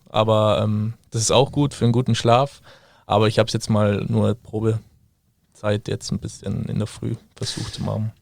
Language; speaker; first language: German; native; German